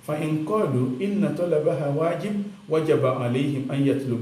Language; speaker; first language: Arabic; non-native, fluent; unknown